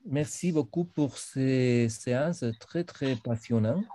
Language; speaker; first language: French; non-native, fluent; Spanish